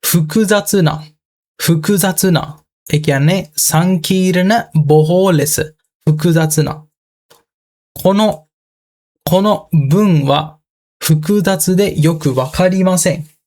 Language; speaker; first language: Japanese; non-native, fluent; Sinhala